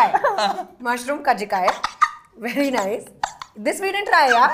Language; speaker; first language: Telugu; non-native, local second language; Hindi